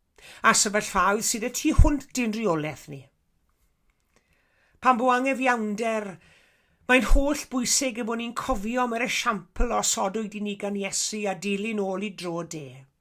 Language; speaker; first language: Welsh; native; Welsh